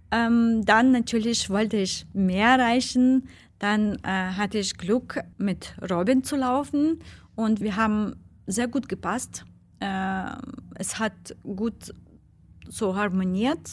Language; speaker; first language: German; non-native, fluent; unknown